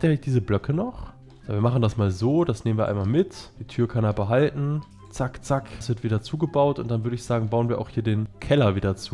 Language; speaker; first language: German; native; German